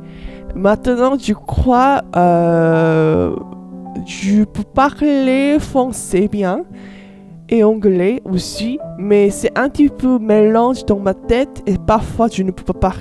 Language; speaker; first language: French; non-native, learner; Korean